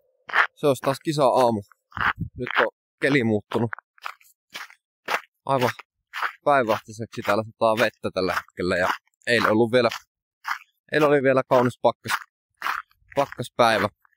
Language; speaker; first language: Finnish; native; Finnish